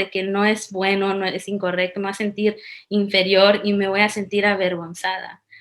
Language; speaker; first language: Spanish; early bilingual, heritage; Spanish